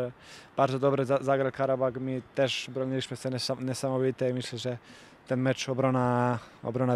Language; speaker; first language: Polish; non-native, fluent; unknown